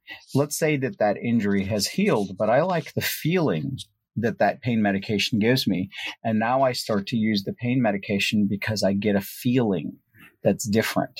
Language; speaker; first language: English; native; English